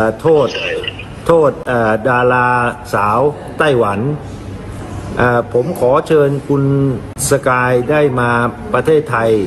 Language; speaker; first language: Thai; native; Thai